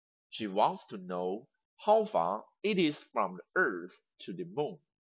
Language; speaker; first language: English; non-native, fluent; Chinese